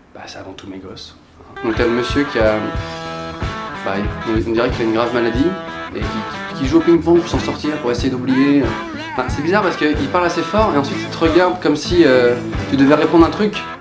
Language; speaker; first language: French; native; French